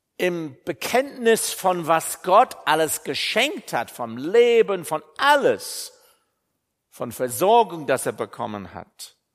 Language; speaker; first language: German; non-native, fluent; English